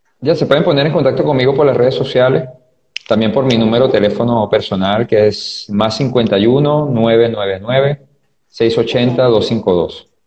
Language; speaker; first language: Spanish; native; Spanish